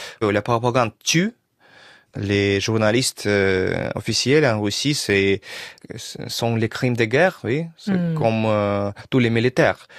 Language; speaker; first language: French; non-native, learner; Russian